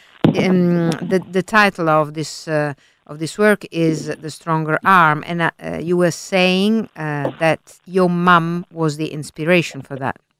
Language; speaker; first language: English; non-native, fluent; Italian